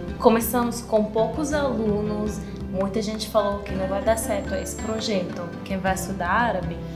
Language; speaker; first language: Portuguese; non-native, fluent; Arabic